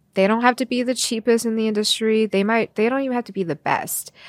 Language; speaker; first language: English; early bilingual, other home language; Chinese